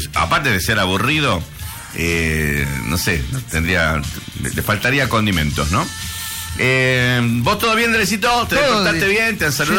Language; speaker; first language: Spanish; native; Spanish